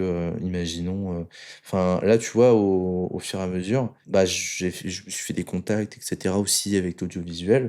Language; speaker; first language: French; native; French